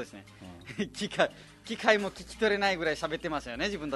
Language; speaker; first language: Japanese; non-native, fluent; Nepali